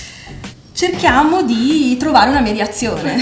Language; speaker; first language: Italian; native; Italian